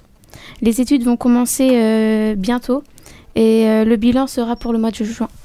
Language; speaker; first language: French; native; French